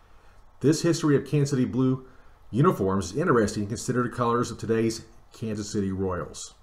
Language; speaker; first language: English; native; English